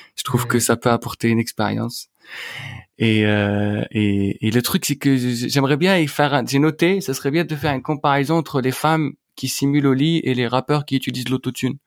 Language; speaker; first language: French; non-native, local second language; Arabic